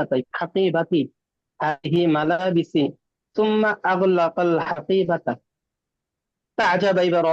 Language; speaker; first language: Arabic; non-native, learner; Bangla